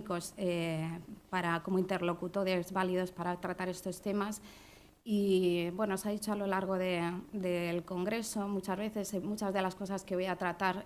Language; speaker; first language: Spanish; native; Spanish